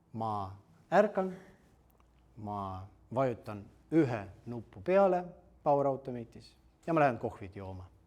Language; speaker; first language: Estonian; non-native, fluent; Russian